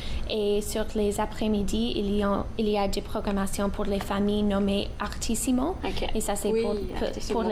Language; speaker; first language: French; non-native, local second language; English